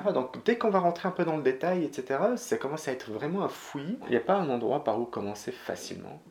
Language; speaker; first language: French; non-native, local second language; Arabic